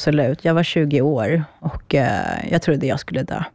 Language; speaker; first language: Swedish; early bilingual, other home language; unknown